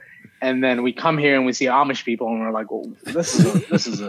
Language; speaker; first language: English; early bilingual, other home language; Arabic